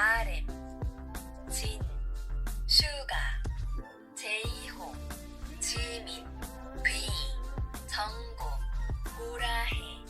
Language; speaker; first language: Korean; non-native, fluent; Spanish